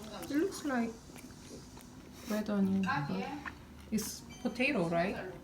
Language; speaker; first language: English; non-native, fluent; Korean